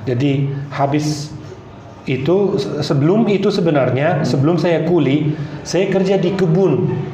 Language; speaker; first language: Indonesian; non-native, fluent; Arabic